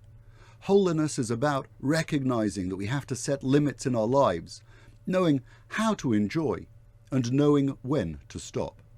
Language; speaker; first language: English; native; English